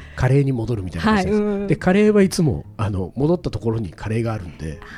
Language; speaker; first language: Japanese; native; Japanese